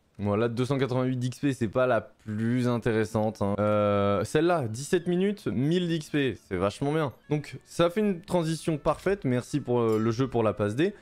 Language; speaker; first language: French; native; French